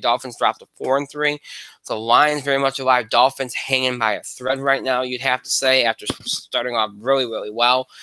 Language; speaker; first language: English; native; English